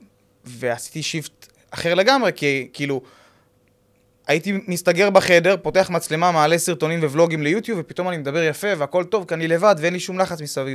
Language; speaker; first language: Hebrew; native; Hebrew